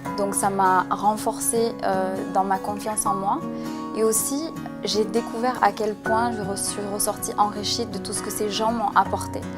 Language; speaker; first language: French; native; French